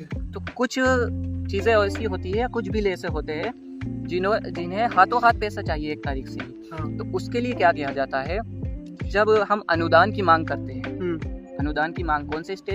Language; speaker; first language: Hindi; native; Hindi